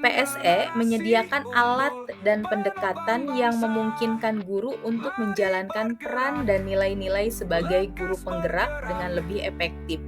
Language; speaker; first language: Indonesian; native; Indonesian